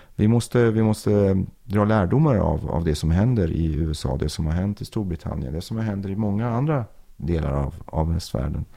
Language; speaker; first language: Swedish; early bilingual, other home language; Persian